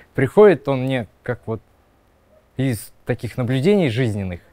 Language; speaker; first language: Russian; native; Russian